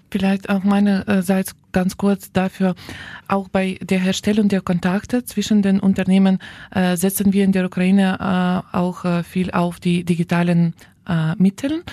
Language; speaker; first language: German; non-native, fluent; Ukrainian